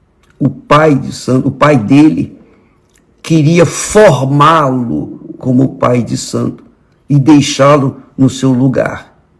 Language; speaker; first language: Portuguese; native; Portuguese